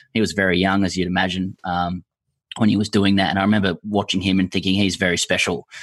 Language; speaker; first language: English; native; English